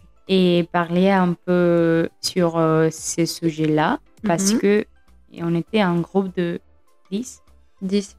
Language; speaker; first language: French; non-native, fluent; Spanish